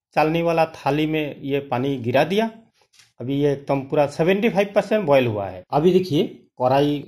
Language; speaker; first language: Hindi; non-native, local second language; Bangla